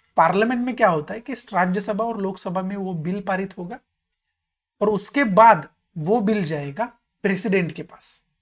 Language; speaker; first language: Hindi; non-native, local second language; Marathi